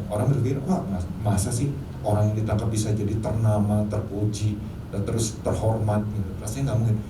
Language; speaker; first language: Indonesian; native; Indonesian